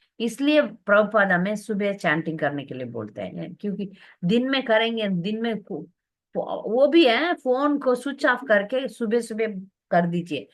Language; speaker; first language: Hindi; non-native, local second language; Tamil